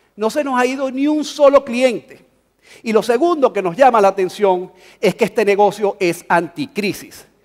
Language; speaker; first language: Spanish; native; Spanish